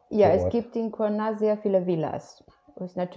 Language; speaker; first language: German; non-native, fluent; Romanian